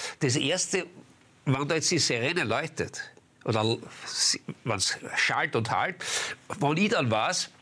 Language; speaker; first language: German; native; German